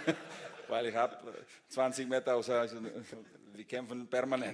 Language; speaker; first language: German; non-native, fluent; Russian